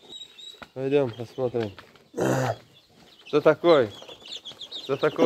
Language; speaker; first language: Russian; non-native, learner; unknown